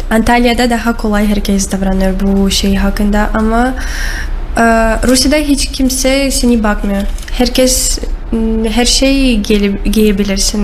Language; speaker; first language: Turkish; non-native, learner; Russian